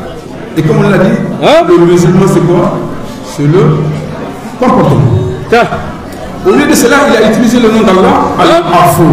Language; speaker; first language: French; non-native, local second language; Soninke